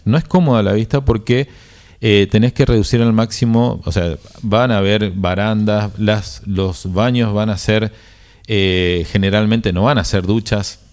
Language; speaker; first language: Spanish; native; Spanish